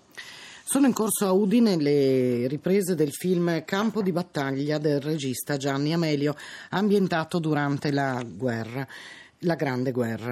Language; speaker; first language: Italian; native; Italian